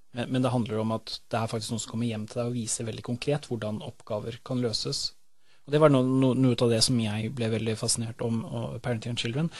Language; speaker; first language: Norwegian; native; Norwegian